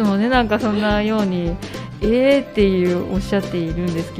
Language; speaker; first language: Japanese; native; Japanese